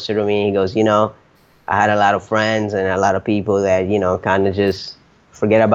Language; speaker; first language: English; early bilingual, other home language; Spanish